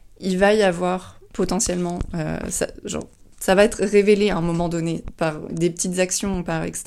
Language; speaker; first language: French; native; French